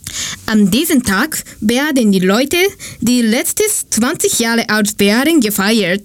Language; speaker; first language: German; non-native, learner; Japanese